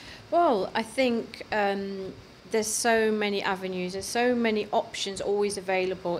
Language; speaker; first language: English; early bilingual, other home language; Hindi